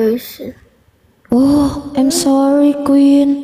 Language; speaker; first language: English; non-native, learner; Indonesian